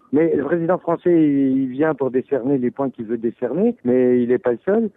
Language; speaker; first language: French; native; French